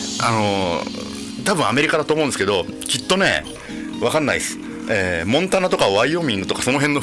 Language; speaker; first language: Japanese; native; Japanese